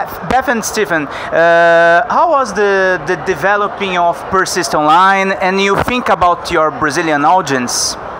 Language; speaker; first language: English; non-native, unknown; Portuguese